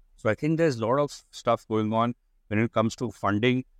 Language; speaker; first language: English; non-native, local second language; Hindi